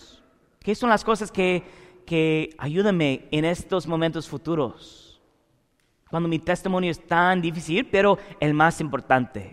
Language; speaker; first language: Spanish; non-native, learner; English